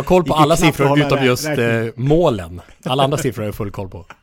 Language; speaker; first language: Swedish; native; Swedish